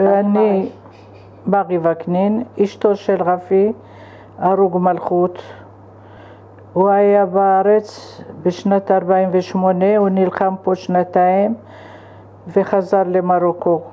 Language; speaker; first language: Hebrew; non-native, fluent; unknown